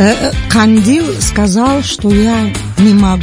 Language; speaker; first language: Russian; non-native, local second language; Tajik